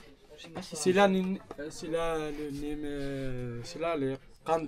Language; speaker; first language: French; non-native, learner; Arabic